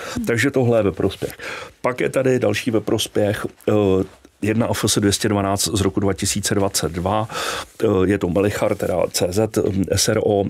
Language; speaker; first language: Czech; native; Czech